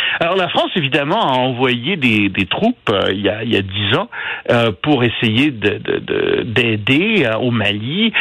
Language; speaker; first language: French; native; French